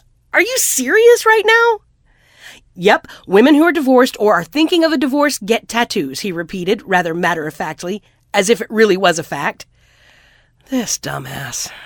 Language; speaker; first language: English; native; English